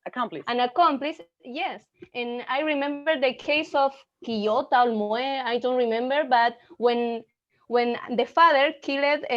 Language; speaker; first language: English; non-native, learner; Spanish